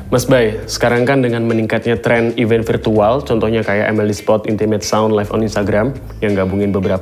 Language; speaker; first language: Indonesian; native; Indonesian